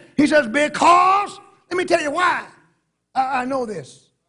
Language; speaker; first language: English; native; English